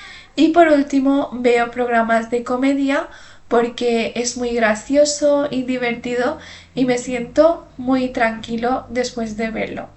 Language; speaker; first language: Spanish; non-native, fluent; Urdu